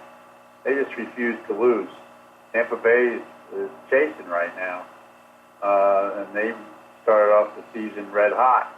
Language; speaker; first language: English; native; English